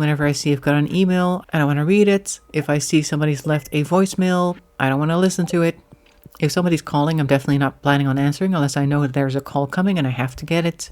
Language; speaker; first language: English; non-native, fluent; Dutch